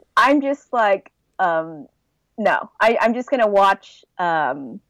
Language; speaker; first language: English; native; English